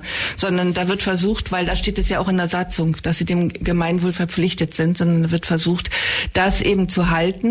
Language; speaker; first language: German; native; German